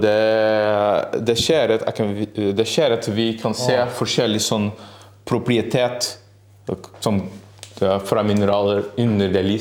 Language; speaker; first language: Norwegian; non-native, learner; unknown